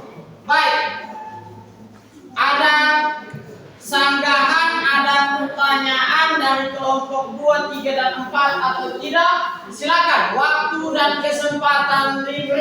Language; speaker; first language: Indonesian; native; Indonesian